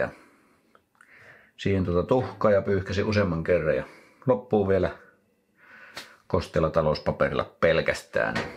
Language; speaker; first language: Finnish; native; Finnish